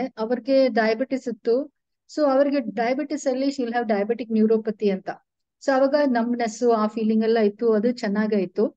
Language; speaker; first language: Kannada; non-native, local second language; Tulu